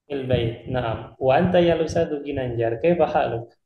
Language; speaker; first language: Arabic; non-native, fluent; Indonesian